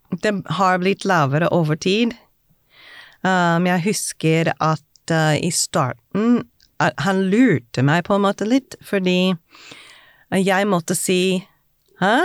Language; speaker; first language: Norwegian; non-native, fluent; English